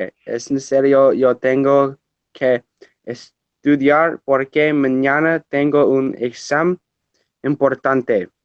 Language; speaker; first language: Spanish; non-native, learner; English